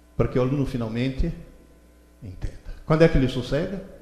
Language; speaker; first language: Portuguese; early bilingual, other home language; Italian